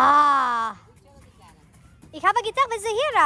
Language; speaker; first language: German; non-native, learner; Filipino